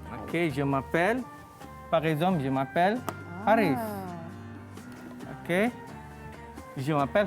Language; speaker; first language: French; non-native, fluent; Malay